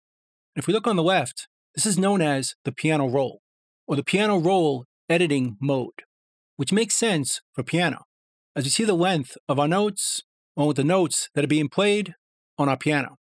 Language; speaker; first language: English; native; English